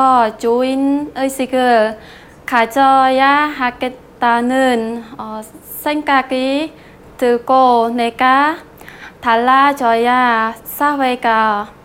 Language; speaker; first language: Korean; non-native, fluent; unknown